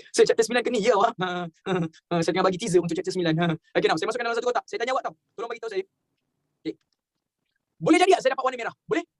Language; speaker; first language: Malay; native; Malay